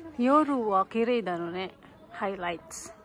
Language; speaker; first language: Japanese; non-native, learner; Filipino